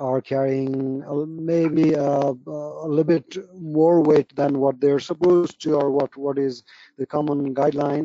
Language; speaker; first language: English; non-native, local second language; Nepali